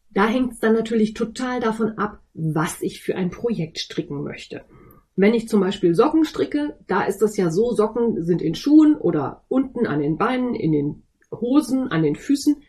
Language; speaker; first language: German; native; German